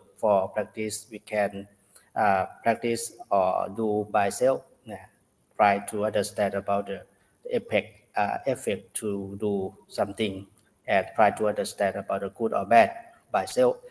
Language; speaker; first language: English; non-native, learner; Thai